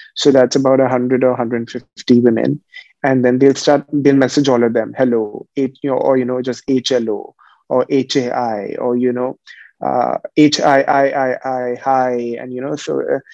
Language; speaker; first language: English; non-native, local second language; Hindi